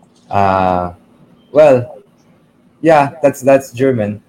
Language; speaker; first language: English; early bilingual, other home language; Filipino